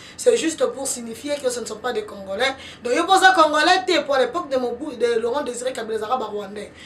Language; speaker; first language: French; non-native, local second language; Lingala